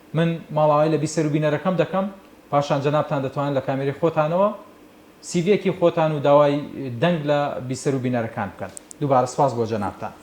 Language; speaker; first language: Central Kurdish; native; Central Kurdish